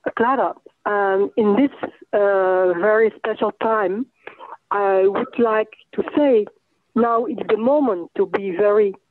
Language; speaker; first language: English; non-native, fluent; Dutch